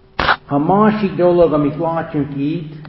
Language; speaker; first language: Hungarian; non-native, fluent; English